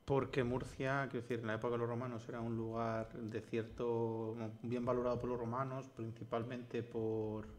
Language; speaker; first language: Spanish; native; Spanish